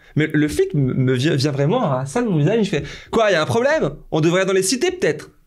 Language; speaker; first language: French; native; French